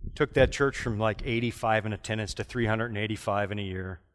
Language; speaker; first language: English; native; English